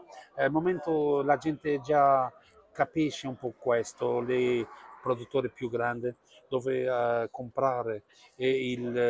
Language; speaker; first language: Italian; non-native, learner; Portuguese